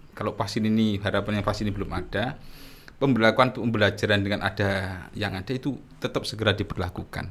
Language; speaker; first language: Indonesian; native; Indonesian